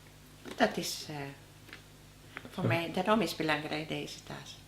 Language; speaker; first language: Dutch; non-native, learner; Spanish